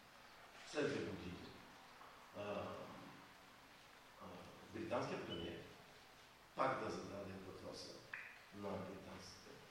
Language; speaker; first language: Bulgarian; non-native, fluent; French